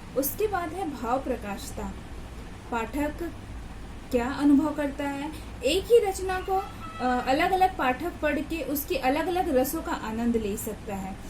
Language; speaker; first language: Hindi; native; Hindi